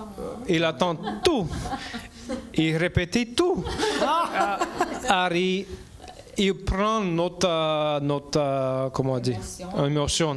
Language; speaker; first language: French; non-native, learner; English